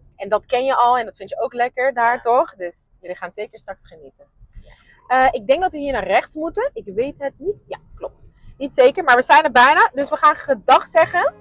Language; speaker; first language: Dutch; non-native, local second language; Papiamento